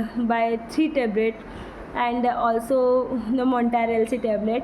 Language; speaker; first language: English; non-native, learner; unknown